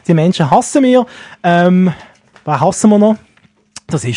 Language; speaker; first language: German; native; German